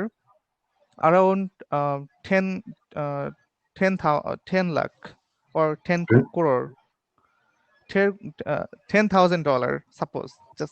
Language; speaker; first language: English; non-native, learner; Bangla